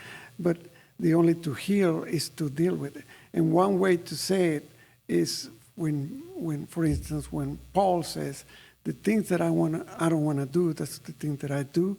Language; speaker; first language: English; non-native, fluent; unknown